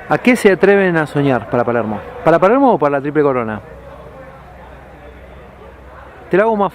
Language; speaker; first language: Spanish; native; Spanish